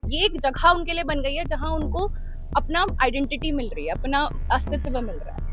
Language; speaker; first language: Hindi; native; Hindi